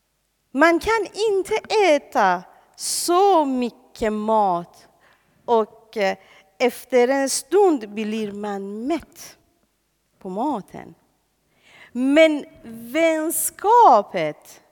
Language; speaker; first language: Swedish; non-native, fluent; Persian